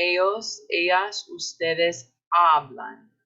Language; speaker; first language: Spanish; non-native, fluent; English